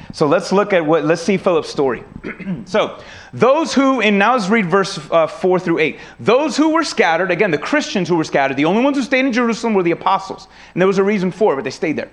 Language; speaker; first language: English; native; English